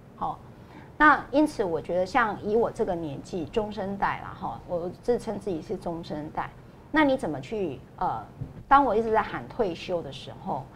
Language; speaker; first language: Chinese; non-native, local second language; Min Nan Chinese